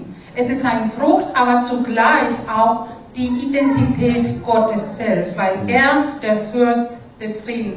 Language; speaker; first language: German; non-native, fluent; Spanish